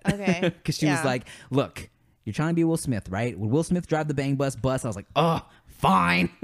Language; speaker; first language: English; native; English